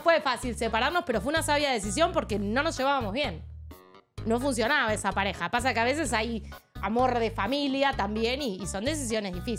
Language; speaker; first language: Spanish; native; Spanish